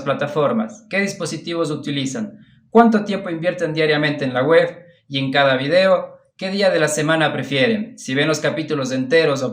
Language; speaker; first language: Spanish; native; Spanish